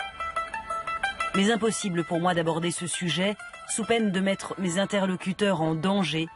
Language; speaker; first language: French; native; French